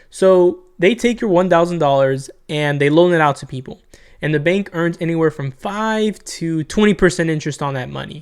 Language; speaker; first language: English; native; English